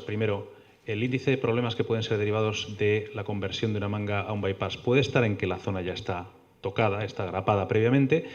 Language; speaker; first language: Spanish; native; Spanish